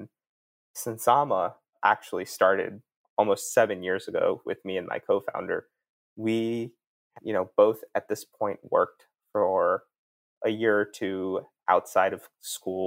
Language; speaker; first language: English; native; English